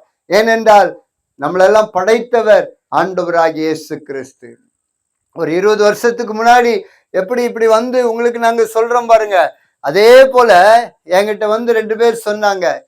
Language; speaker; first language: Tamil; native; Tamil